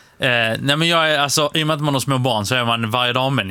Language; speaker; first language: Swedish; early bilingual, other home language; Polish